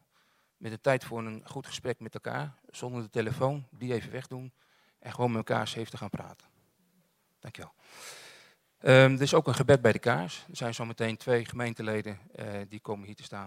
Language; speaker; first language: Dutch; native; Dutch